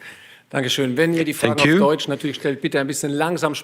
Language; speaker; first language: German; native; German